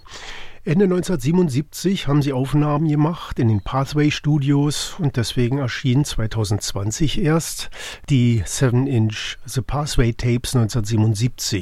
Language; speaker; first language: German; native; German